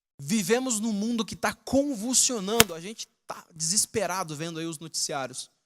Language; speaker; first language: Portuguese; native; Portuguese